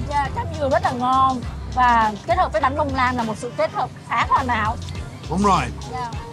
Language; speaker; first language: Vietnamese; native; Vietnamese